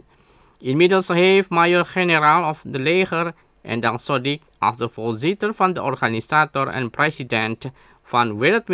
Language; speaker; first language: Dutch; non-native, learner; Indonesian